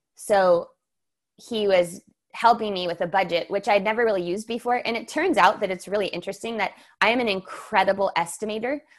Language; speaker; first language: English; native; English